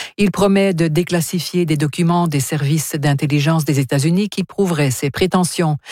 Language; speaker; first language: French; native; French